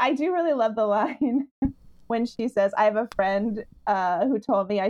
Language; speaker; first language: English; native; English